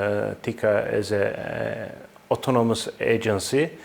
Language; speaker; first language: English; non-native, fluent; Turkish